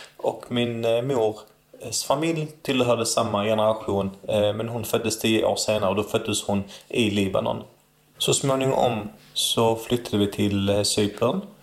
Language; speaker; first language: Swedish; early bilingual, other home language; Arabic